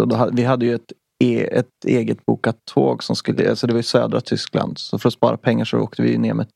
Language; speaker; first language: Swedish; native; Swedish